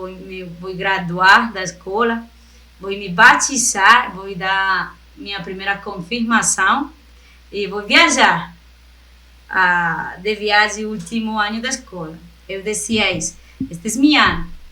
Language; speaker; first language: Portuguese; non-native, fluent; Spanish